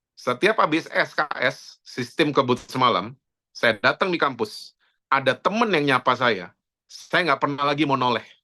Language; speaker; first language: Indonesian; native; Indonesian